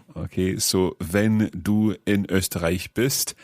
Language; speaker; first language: German; non-native, learner; English